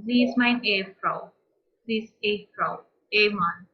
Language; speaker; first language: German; non-native, fluent; Hindi